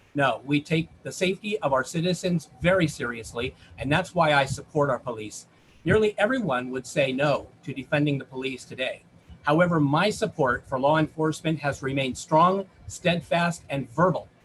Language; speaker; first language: English; native; English